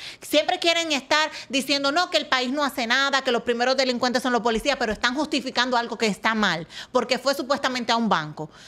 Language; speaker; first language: Spanish; native; Spanish